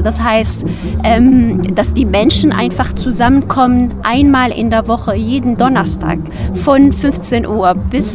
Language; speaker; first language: German; non-native, fluent; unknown